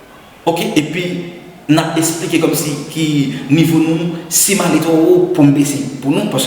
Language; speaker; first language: French; non-native, learner; Haitian Creole